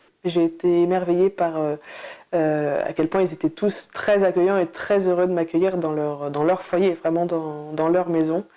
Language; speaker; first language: French; native; French